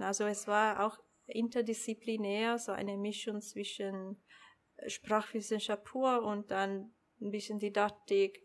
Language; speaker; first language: German; non-native, local second language; Italian